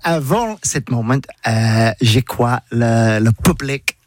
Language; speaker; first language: French; non-native, learner; English